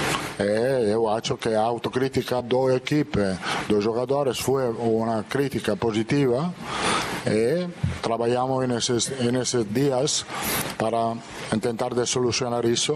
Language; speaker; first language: Portuguese; non-native, fluent; Italian